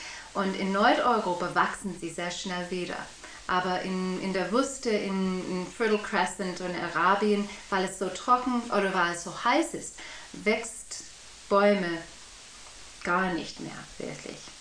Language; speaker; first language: German; non-native, fluent; English